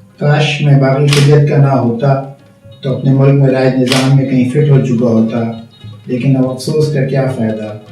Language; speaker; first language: Urdu; native; Urdu